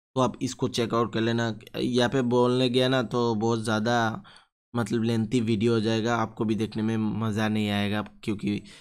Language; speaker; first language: Hindi; non-native, local second language; Bangla